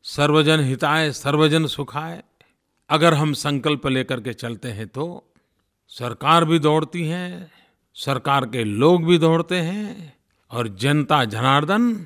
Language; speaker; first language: Hindi; non-native, local second language; Gujarati